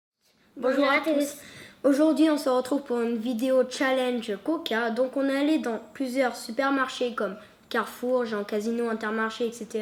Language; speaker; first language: French; native; French